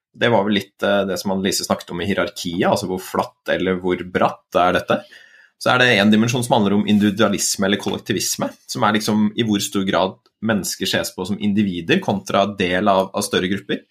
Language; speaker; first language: Norwegian; native; Norwegian